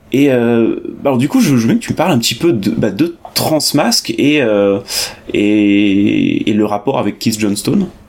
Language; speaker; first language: French; native; French